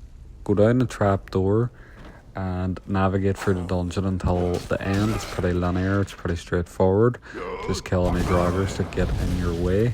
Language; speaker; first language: English; native; English